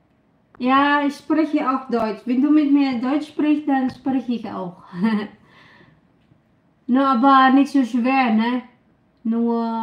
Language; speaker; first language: German; non-native, learner; Filipino